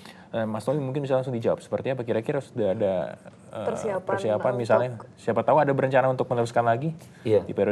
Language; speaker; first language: Indonesian; native; Indonesian